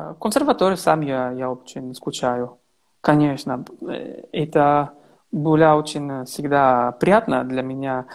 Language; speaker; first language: Russian; non-native, learner; Italian